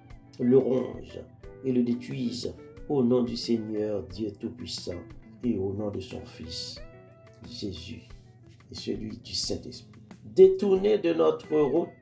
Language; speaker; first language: French; non-native, local second language; Haitian Creole